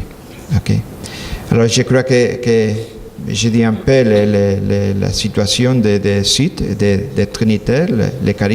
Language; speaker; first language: French; non-native, learner; Spanish